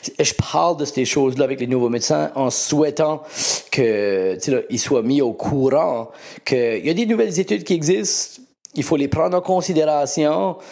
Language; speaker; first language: French; native; French